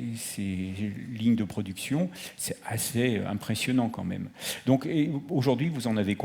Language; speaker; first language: French; native; French